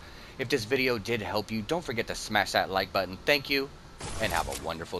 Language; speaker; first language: English; native; English